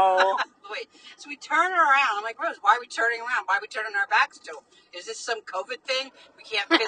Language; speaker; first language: English; native; English